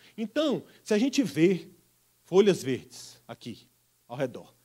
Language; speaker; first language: Portuguese; native; Portuguese